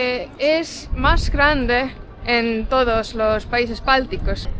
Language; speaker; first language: Spanish; non-native, fluent; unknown